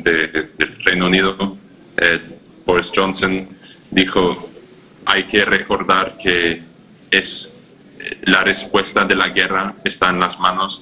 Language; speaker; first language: Spanish; non-native, fluent; English